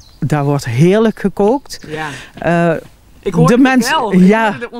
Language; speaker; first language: Dutch; native; Dutch